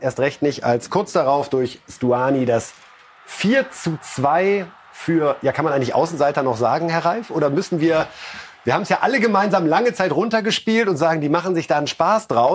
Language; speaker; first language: German; native; German